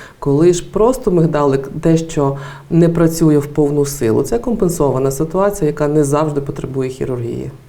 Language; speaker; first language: Ukrainian; native; Ukrainian